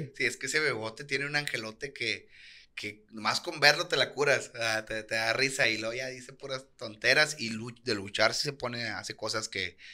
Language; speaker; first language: Spanish; native; Spanish